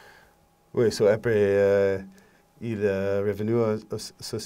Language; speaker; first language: French; non-native, learner; English